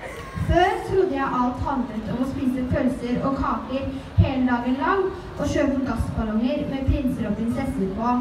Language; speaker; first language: Norwegian; native; Norwegian